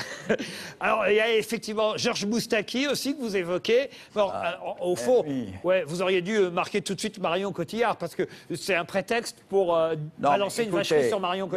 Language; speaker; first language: French; native; French